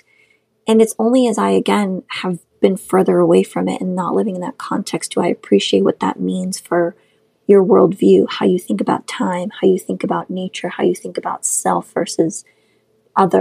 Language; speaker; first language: English; non-native, fluent; Shughni